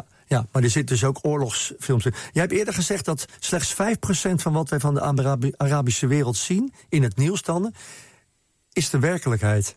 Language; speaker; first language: Dutch; native; Dutch